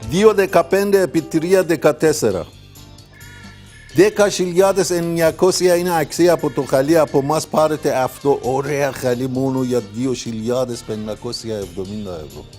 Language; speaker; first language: Greek; non-native, learner; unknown